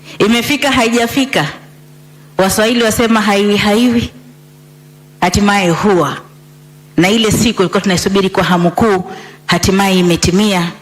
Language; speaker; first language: Swahili; native; Swahili